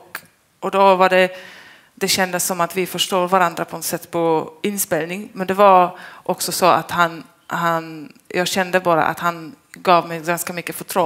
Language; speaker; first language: Swedish; non-native, fluent; Polish